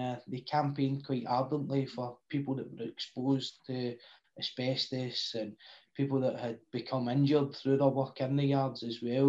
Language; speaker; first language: English; native; English